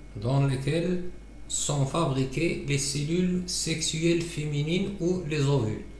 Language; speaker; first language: French; non-native, local second language; Arabic